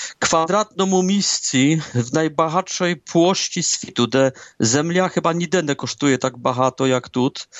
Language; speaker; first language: Ukrainian; early bilingual, heritage; Ukrainian